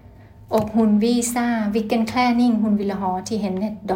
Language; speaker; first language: Swedish; non-native, learner; Thai